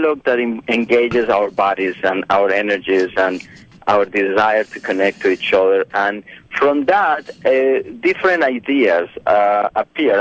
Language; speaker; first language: English; non-native, fluent; Spanish